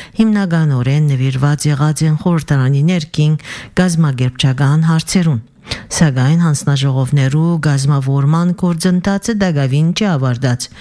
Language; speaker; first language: Armenian; early bilingual, heritage; Armenian